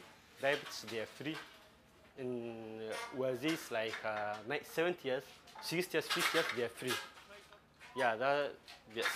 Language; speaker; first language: English; non-native, local second language; Somali